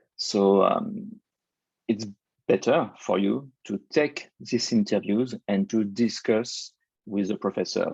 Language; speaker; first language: English; non-native, fluent; French